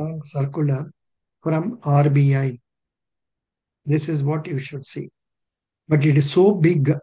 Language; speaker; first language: English; non-native, local second language; Telugu